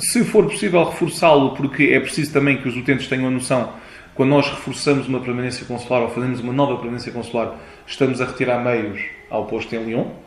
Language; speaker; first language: Portuguese; early bilingual, heritage; Portuguese